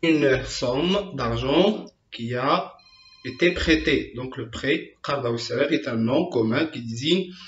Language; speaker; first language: French; non-native, local second language; Arabic